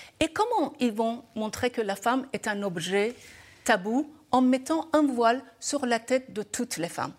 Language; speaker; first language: French; non-native, fluent; Persian